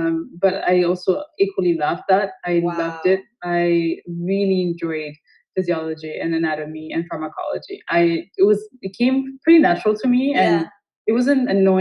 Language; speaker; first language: English; non-native, fluent; Amharic